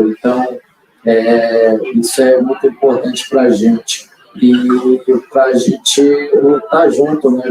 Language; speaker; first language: Portuguese; non-native, local second language; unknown